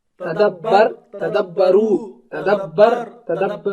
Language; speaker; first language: Arabic; non-native, learner; Urdu